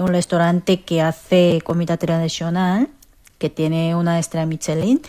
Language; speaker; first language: Spanish; non-native, fluent; Korean